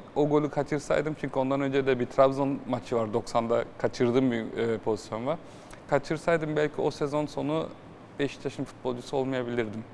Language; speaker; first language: Turkish; early bilingual, heritage; Turkish